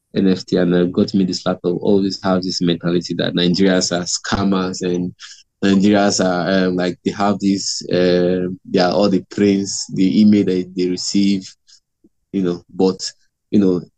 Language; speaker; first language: English; non-native, local second language; Igbo